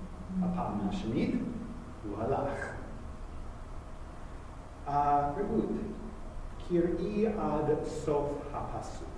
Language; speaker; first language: Hebrew; non-native, fluent; English